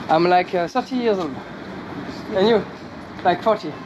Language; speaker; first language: English; non-native, learner; French